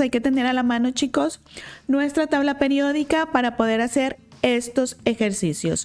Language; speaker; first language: Spanish; native; Spanish